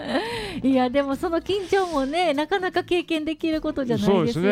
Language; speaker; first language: Japanese; native; Japanese